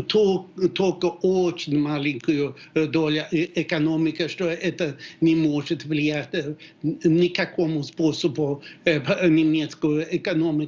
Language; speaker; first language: Russian; non-native, fluent; Swedish